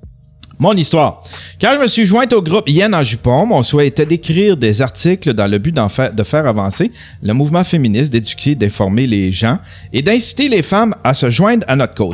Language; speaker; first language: French; native; French